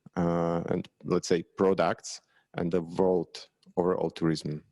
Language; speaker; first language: English; non-native, fluent; Slovak